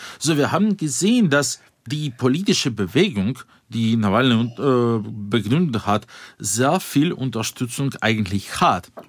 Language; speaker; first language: German; non-native, fluent; Russian